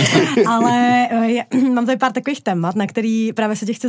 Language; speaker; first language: Czech; native; Czech